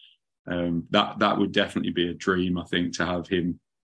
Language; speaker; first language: English; native; English